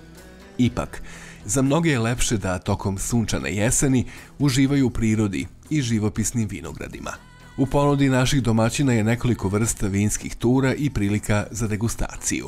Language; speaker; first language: Serbian; native; Serbian